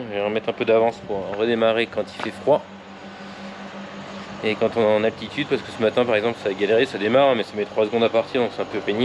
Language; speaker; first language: French; native; French